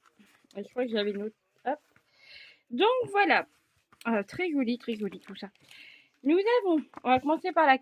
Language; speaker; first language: French; native; French